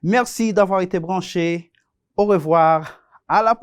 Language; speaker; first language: French; non-native, fluent; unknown